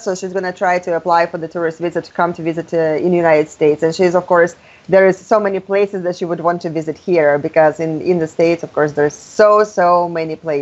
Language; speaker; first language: English; non-native, fluent; Russian